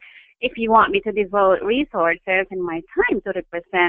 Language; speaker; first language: English; non-native, local second language; Filipino